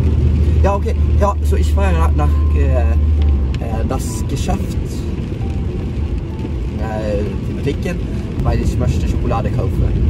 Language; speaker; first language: German; non-native, learner; Norwegian